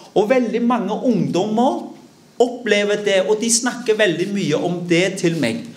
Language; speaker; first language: Norwegian; early bilingual, other home language; Vietnamese